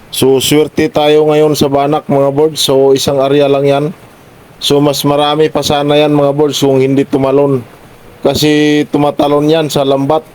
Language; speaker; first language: Filipino; non-native, local second language; Waray